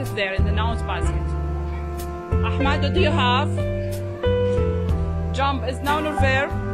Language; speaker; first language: English; non-native, learner; Arabic